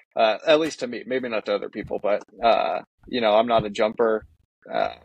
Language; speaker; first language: English; native; English